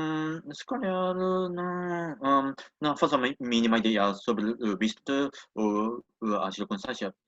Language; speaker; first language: Portuguese; non-native, learner; Japanese